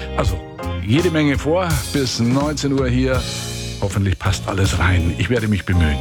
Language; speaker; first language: German; native; German